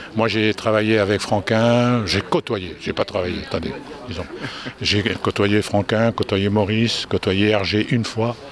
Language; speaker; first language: French; native; French